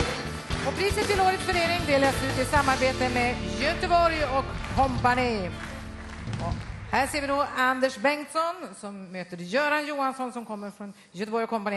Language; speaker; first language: Swedish; native; Swedish